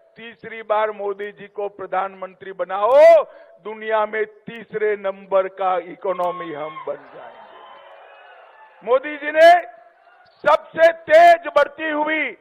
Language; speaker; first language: Hindi; non-native, local second language; Gujarati